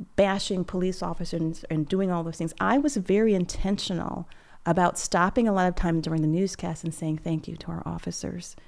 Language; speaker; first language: English; native; English